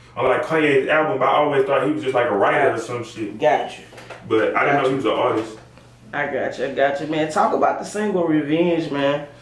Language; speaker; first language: English; native; English